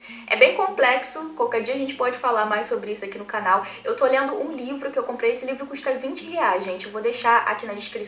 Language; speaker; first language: Portuguese; native; Portuguese